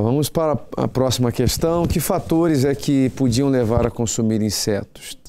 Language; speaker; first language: Portuguese; native; Portuguese